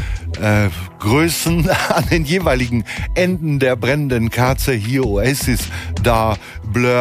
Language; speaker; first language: German; native; German